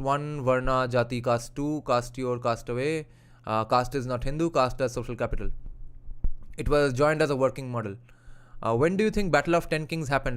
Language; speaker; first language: English; non-native, local second language; Bangla